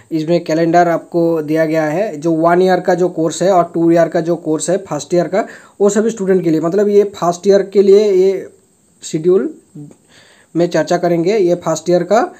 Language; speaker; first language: Hindi; non-native, local second language; Bangla